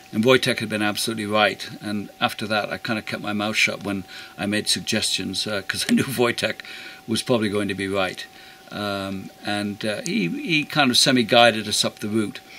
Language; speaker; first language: English; native; English